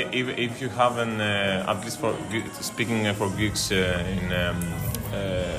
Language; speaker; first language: English; non-native, fluent; Greek